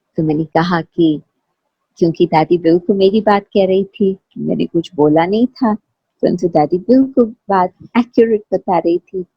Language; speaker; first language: Hindi; non-native, fluent; Sindhi